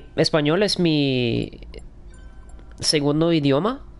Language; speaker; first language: Spanish; early bilingual, heritage; Spanish